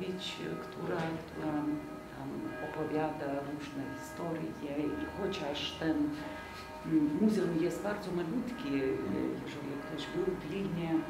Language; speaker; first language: Polish; non-native, fluent; Lithuanian